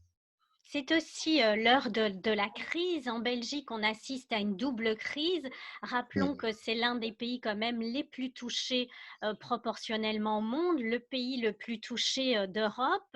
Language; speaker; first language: French; native; French